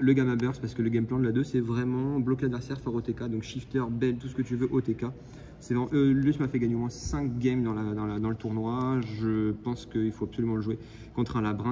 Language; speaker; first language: French; native; French